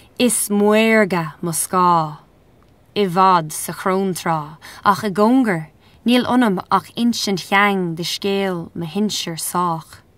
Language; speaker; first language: Irish; non-native, local second language; English